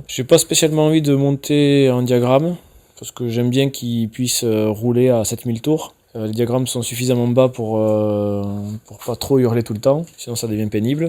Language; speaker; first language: French; native; French